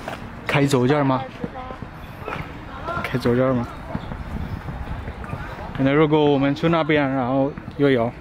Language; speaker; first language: Chinese; non-native, learner; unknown